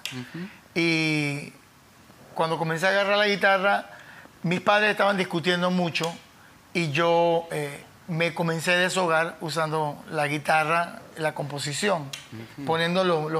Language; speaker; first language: Spanish; native; Spanish